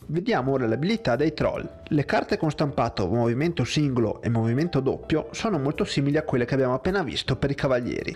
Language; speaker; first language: Italian; native; Italian